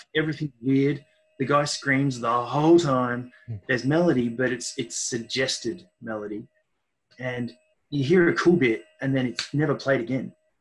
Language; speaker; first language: English; native; English